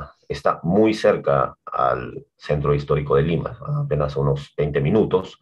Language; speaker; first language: Spanish; native; Spanish